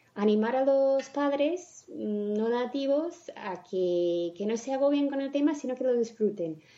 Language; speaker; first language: Spanish; non-native, fluent; English